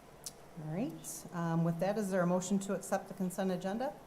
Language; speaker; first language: English; native; English